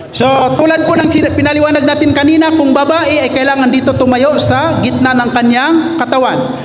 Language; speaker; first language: Filipino; non-native, local second language; Maguindanaon